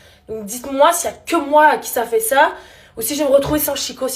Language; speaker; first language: French; native; French